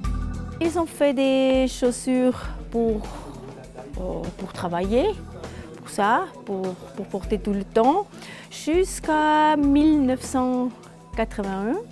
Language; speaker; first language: French; non-native, fluent; German